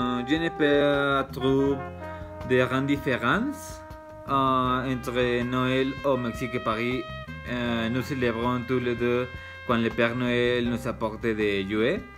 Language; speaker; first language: French; non-native, learner; Spanish